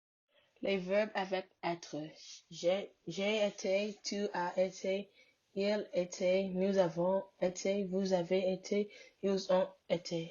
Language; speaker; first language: French; non-native, learner; English